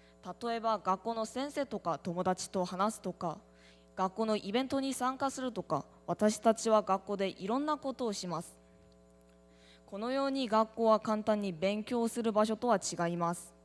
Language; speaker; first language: Japanese; non-native, learner; Korean